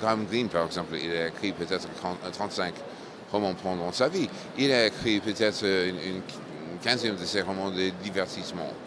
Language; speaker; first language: French; non-native, fluent; English